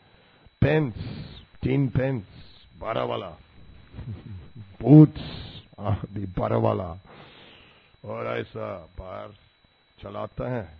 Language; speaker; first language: Hindi; non-native, fluent; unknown